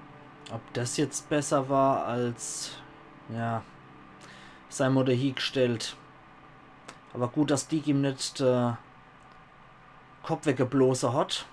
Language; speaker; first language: German; native; German